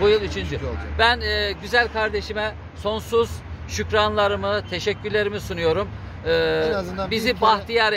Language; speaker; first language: Turkish; native; Turkish